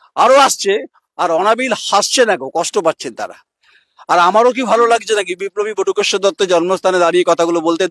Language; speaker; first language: Bangla; native; Bangla